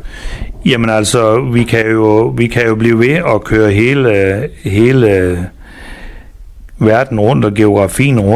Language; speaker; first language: Danish; native; Danish